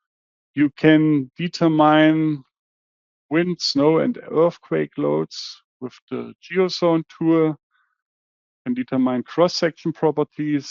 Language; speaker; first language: English; non-native, fluent; German